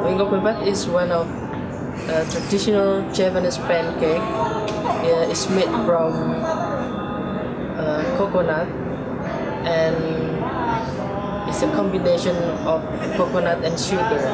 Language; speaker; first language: English; non-native, learner; Indonesian